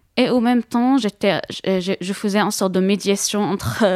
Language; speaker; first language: French; non-native, fluent; Arabic